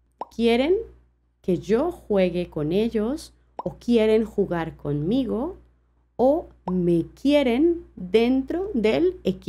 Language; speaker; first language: Spanish; non-native, fluent; French